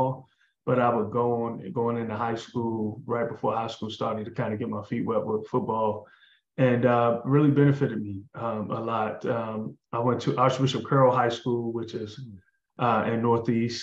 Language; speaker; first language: English; native; English